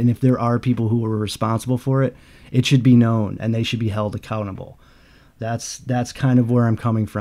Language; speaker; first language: English; native; English